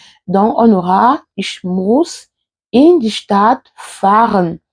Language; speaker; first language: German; non-native, fluent; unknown